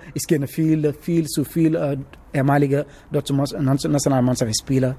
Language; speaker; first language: German; non-native, learner; Wolof